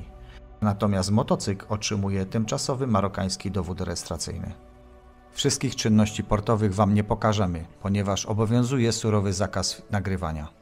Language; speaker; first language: Polish; native; Polish